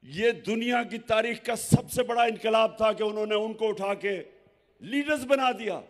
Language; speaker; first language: Urdu; native; Urdu